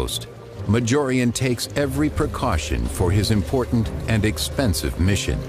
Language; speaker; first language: English; native; English